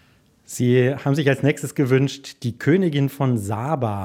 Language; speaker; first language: German; native; German